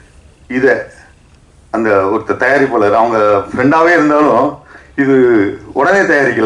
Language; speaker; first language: Tamil; native; Tamil